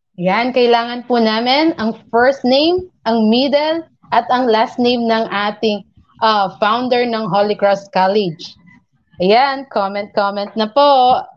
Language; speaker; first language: Filipino; non-native, local second language; Pampanga